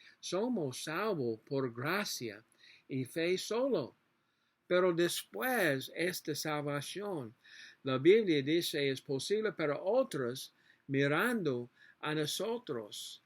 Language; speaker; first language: Spanish; non-native, learner; English